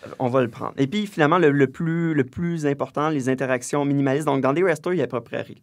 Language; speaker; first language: French; native; French